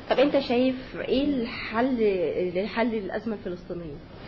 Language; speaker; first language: Arabic; native; Arabic